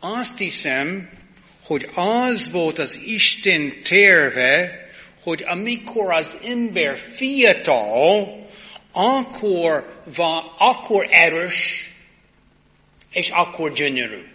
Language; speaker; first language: Hungarian; non-native, learner; English